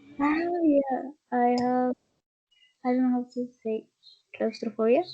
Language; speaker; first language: English; non-native, fluent; Spanish